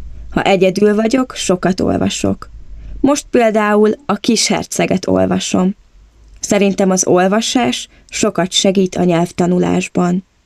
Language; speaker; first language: Hungarian; non-native, learner; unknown